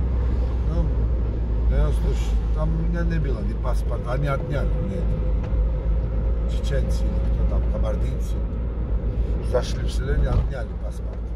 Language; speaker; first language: Russian; non-native, local second language; Georgian